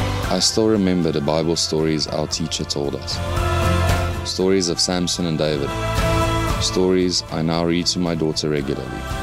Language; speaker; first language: English; non-native, local second language; Afrikaans